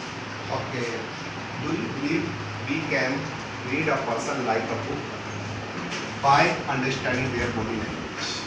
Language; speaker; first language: English; non-native, local second language; Hindi